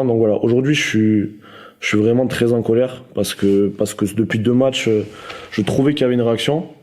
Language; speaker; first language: French; native; French